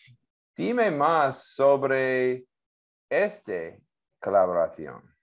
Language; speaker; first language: Spanish; non-native, learner; English